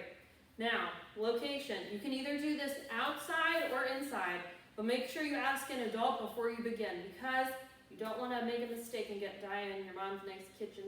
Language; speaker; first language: English; native; English